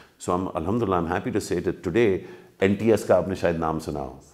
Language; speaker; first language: English; early bilingual, other home language; Urdu